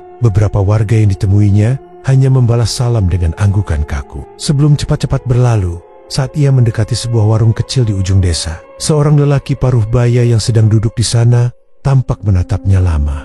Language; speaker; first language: Indonesian; native; Indonesian